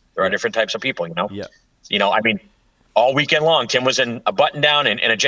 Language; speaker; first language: English; native; English